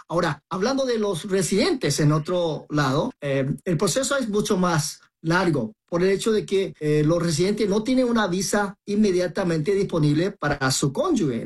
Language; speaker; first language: Spanish; early bilingual, other home language; Korean